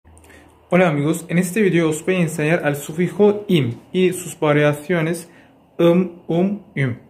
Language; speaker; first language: Spanish; non-native, fluent; Turkish